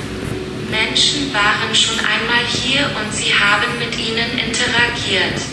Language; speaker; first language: German; non-native, learner; French